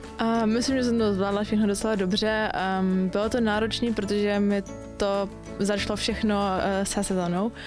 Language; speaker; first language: Czech; early bilingual, heritage; Czech